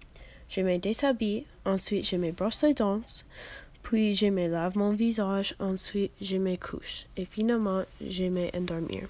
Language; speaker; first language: French; non-native, learner; English